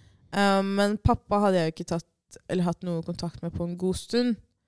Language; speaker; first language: Norwegian; early bilingual, heritage; Norwegian